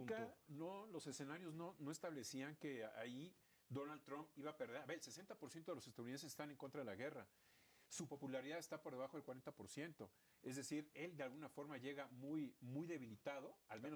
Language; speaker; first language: Spanish; native; Spanish